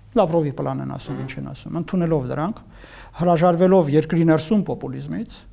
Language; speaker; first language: Armenian; native; Armenian